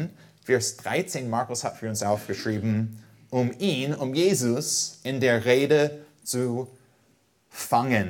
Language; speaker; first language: German; non-native, fluent; English